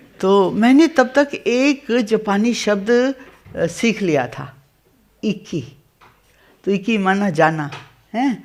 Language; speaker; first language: Hindi; non-native, local second language; Gujarati